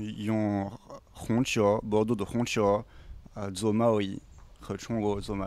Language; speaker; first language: Chinese; non-native, learner; French